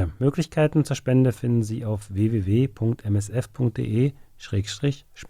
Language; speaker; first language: German; native; German